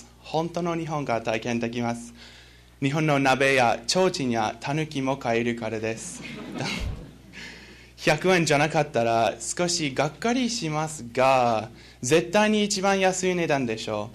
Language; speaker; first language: Japanese; non-native, learner; English